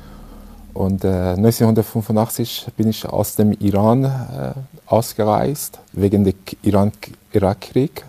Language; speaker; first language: German; non-native, fluent; Persian